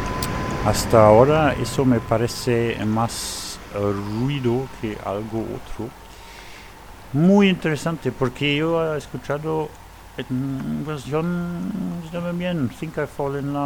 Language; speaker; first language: Spanish; non-native, learner; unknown